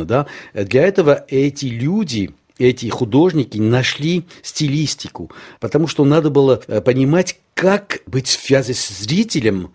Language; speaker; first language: Russian; non-native, local second language; Armenian